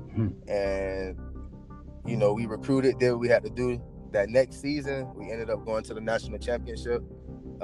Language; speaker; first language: English; native; English